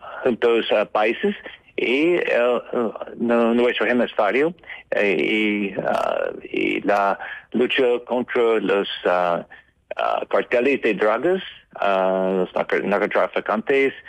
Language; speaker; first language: Spanish; non-native, learner; English